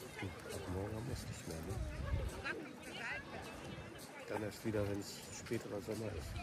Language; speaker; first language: German; native; German